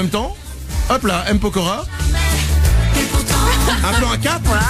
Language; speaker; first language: French; native; French